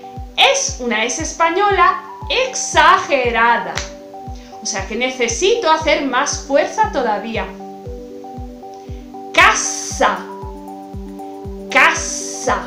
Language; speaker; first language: Spanish; non-native, fluent; Italian